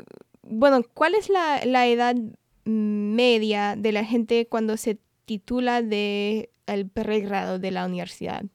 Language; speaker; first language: Spanish; non-native, fluent; English